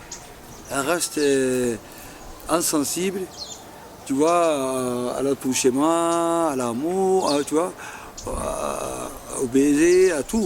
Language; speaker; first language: French; non-native, local second language; Afar